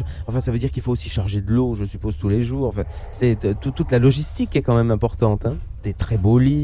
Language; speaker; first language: French; native; French